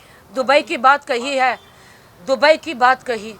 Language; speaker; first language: Hindi; native; Hindi